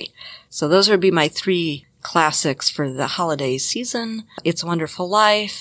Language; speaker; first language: English; native; English